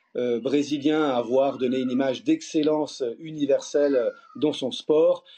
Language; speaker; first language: French; early bilingual, other home language; Portuguese